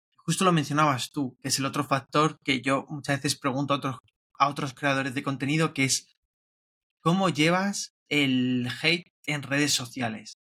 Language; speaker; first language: Spanish; native; Spanish